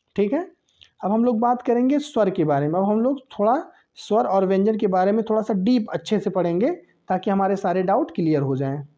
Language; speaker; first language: Hindi; native; Hindi